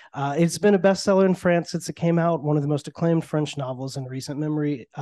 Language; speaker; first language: English; native; English